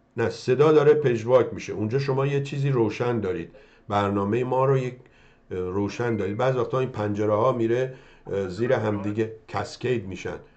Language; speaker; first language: Persian; native; Persian